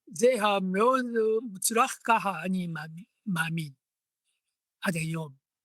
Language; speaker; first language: Hebrew; non-native, learner; Japanese